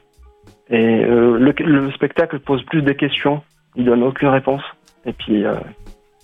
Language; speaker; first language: French; non-native, local second language; Arabic